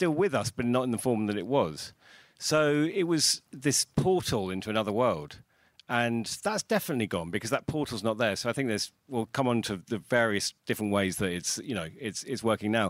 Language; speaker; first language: English; native; English